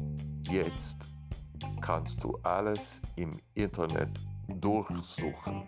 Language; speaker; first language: German; non-native, learner; Spanish